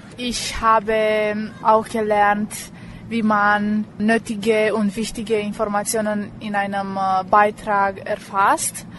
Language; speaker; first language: German; non-native, local second language; Romanian